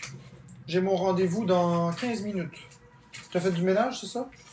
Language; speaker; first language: French; native; French